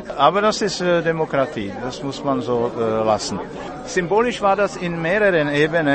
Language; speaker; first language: German; non-native, fluent; Czech